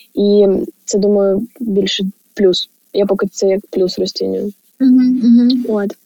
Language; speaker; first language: Ukrainian; native; Ukrainian